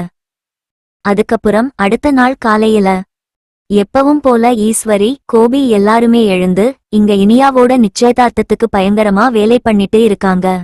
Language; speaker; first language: Tamil; native; Tamil